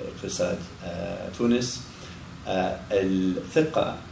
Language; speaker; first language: Arabic; non-native, learner; English